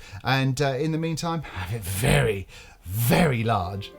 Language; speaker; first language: English; native; English